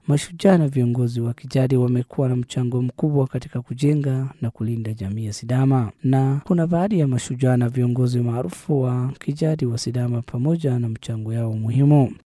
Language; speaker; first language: Swahili; non-native, fluent; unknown